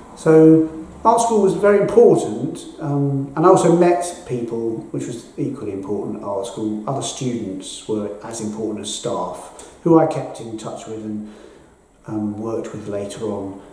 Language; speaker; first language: English; native; English